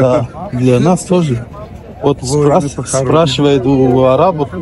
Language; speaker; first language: Russian; non-native, local second language; Tajik